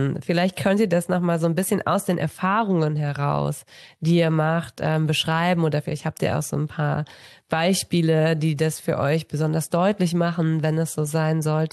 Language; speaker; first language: German; native; German